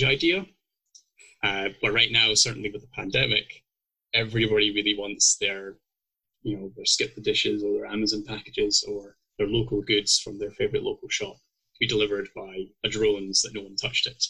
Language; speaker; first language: English; native; English